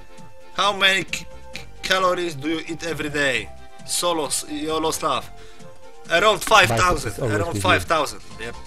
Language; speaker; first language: English; non-native, learner; Polish